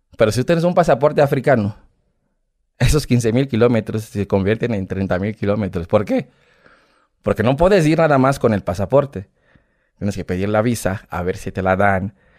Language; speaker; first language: Spanish; non-native, fluent; Portuguese